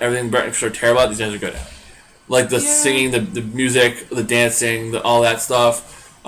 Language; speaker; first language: English; native; English